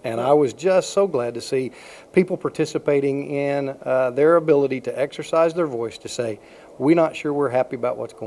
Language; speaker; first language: English; native; English